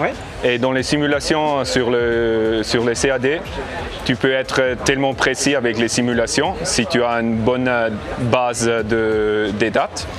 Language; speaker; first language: French; non-native, learner; English